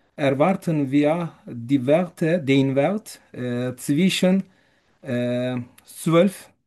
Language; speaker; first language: German; non-native, learner; Turkish